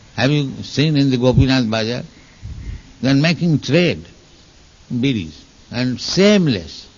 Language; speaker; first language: English; non-native, local second language; Bangla